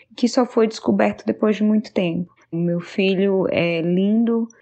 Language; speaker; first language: Portuguese; native; Portuguese